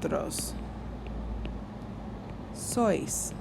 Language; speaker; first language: Spanish; non-native, fluent; English